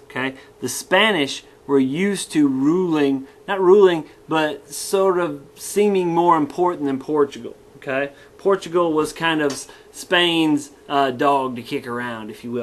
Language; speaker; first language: English; native; English